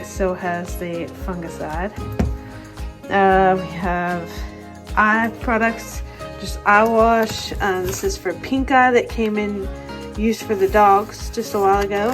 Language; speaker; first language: English; native; English